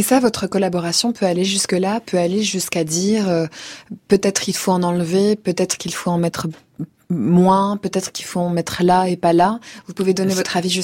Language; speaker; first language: French; native; French